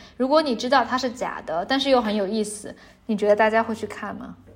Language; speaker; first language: Chinese; native; Chinese